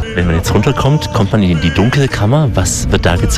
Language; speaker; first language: German; native; German